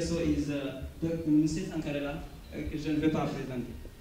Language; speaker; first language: French; non-native, local second language; Fula